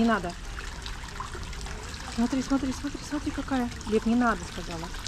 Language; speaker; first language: Russian; native; Russian